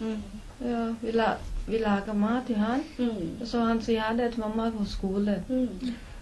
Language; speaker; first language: Norwegian; non-native, learner; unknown